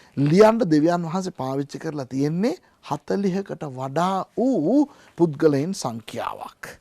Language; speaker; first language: Sinhala; non-native, local second language; Tamil